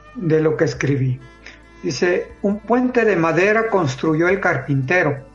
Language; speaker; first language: Spanish; native; Spanish